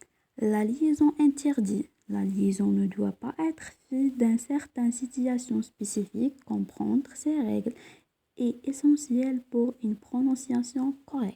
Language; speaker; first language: French; non-native, local second language; Arabic